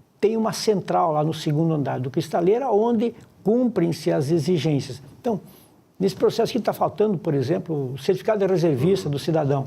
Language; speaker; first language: Portuguese; native; Portuguese